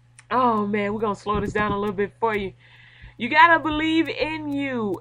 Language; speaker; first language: English; native; English